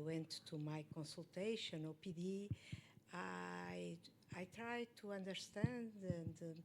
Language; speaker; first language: English; non-native, learner; Portuguese